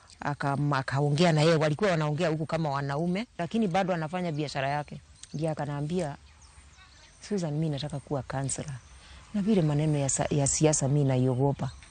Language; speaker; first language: Swahili; non-native, local second language; Luo (Kenya and Tanzania)